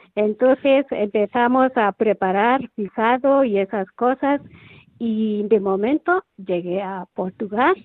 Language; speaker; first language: Spanish; non-native, learner; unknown